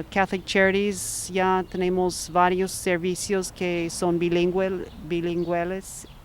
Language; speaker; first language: Spanish; non-native, fluent; English